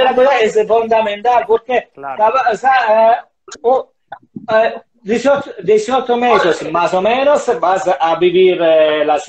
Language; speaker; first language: Spanish; non-native, learner; Italian